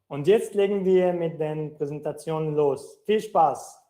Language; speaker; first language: German; non-native, fluent; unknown